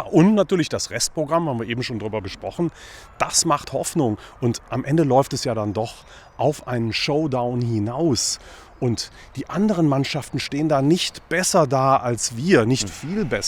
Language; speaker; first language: German; native; German